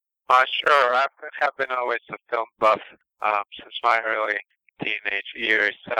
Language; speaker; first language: English; non-native, fluent; Russian